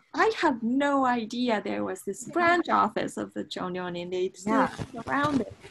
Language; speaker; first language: English; non-native, fluent; Japanese